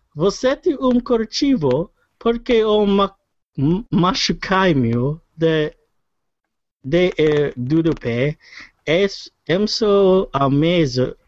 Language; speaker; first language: Portuguese; non-native, learner; English